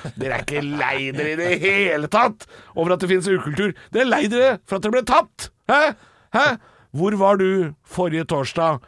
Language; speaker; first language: Norwegian; native; Norwegian